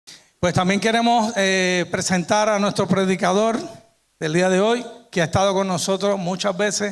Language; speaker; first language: Spanish; native; Spanish